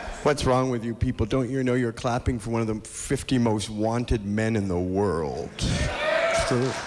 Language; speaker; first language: English; native; English